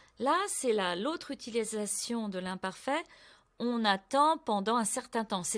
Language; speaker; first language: French; native; French